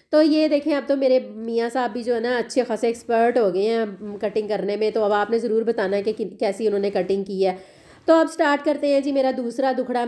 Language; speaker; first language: Urdu; non-native, local second language; Punjabi